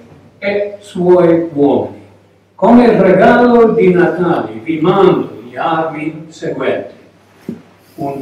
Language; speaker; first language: Italian; non-native, learner; English